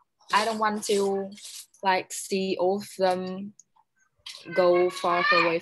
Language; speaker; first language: English; non-native, learner; Vietnamese